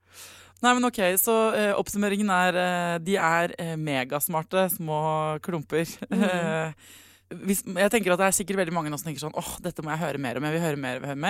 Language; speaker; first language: Norwegian; native; Norwegian